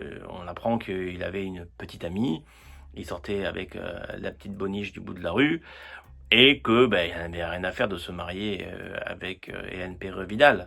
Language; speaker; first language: French; native; French